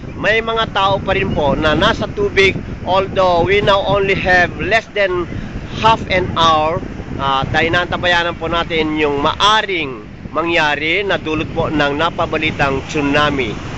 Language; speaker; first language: Filipino; non-native, local second language; Iloko